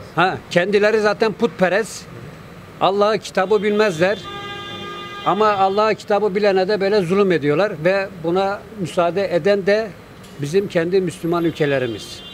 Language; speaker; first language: Turkish; native; Turkish